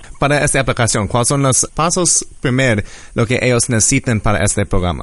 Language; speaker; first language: Spanish; early bilingual, heritage; English